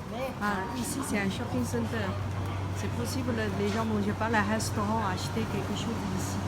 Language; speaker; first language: French; non-native, learner; Chinese